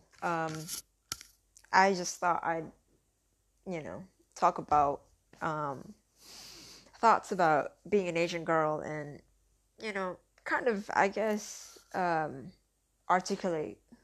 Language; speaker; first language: English; early bilingual, other home language; Indonesian